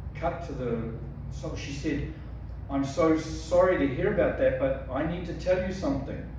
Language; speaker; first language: English; native; English